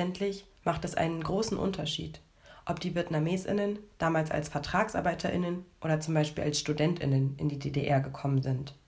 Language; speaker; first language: German; native; German